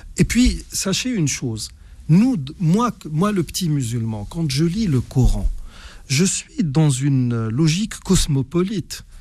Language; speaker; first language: French; non-native, local second language; Arabic